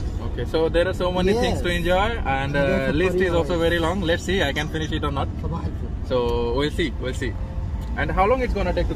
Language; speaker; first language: English; non-native, fluent; Bangla